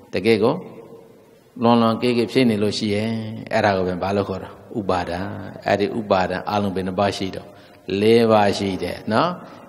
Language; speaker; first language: Burmese; native; Burmese